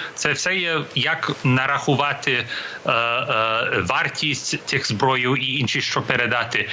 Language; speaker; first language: Ukrainian; early bilingual, heritage; English